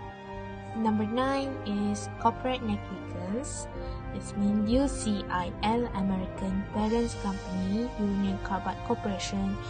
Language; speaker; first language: English; non-native, local second language; Malay